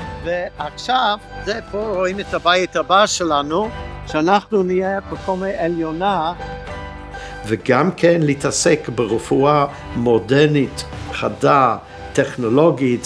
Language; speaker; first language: Hebrew; non-native, fluent; English